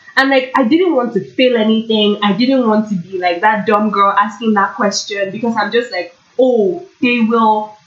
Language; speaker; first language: English; non-native, local second language; Yoruba